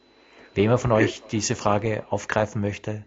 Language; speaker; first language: German; native; German